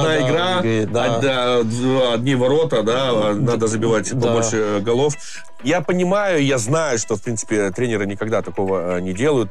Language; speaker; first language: Russian; native; Russian